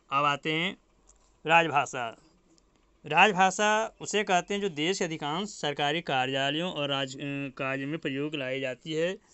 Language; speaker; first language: Hindi; native; Hindi